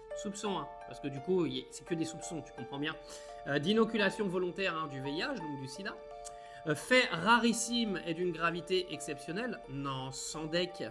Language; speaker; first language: French; native; French